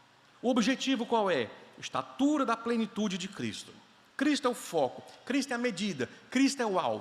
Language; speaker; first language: Portuguese; native; Portuguese